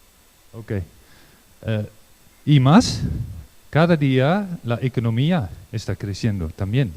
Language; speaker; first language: Spanish; non-native, learner; Dutch